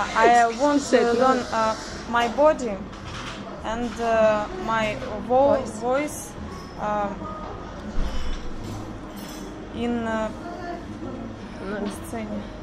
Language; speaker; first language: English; non-native, learner; Russian